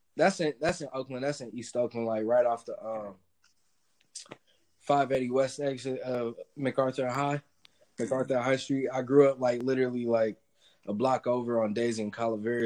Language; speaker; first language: English; native; English